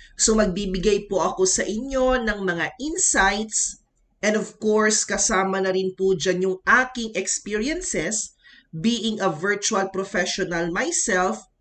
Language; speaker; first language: Filipino; non-native, local second language; Cebuano